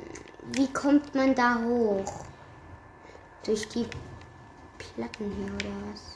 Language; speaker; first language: German; native; German